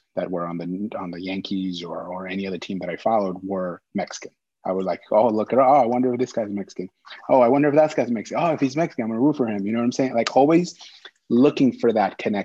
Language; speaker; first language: English; native; English